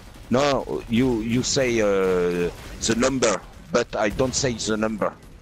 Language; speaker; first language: English; non-native, learner; French